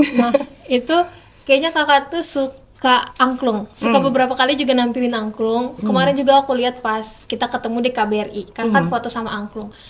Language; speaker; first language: Indonesian; native; Indonesian